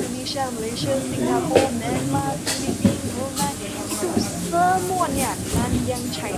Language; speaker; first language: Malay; non-native, local second language; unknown